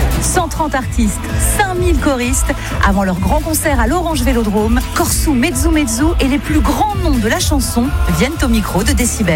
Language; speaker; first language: French; native; French